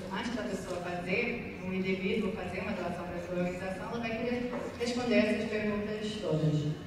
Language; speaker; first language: Portuguese; non-native, fluent; English